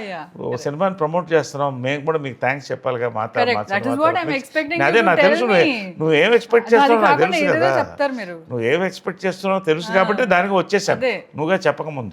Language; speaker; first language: Telugu; native; Telugu